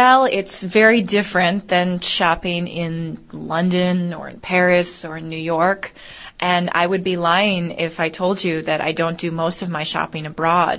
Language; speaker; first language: English; native; English